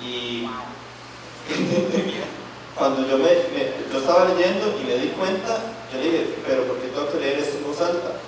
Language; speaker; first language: Spanish; native; Spanish